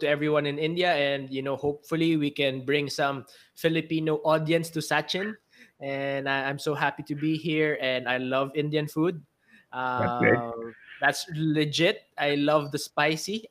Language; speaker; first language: English; non-native, local second language; Filipino